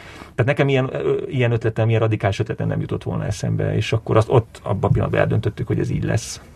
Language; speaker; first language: Hungarian; native; Hungarian